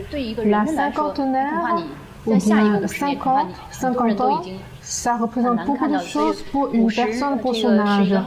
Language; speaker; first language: French; non-native, learner; Chinese